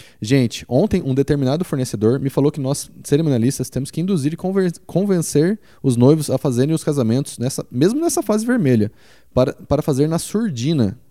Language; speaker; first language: Portuguese; native; Portuguese